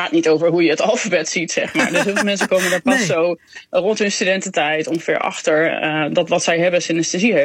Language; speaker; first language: Dutch; native; Dutch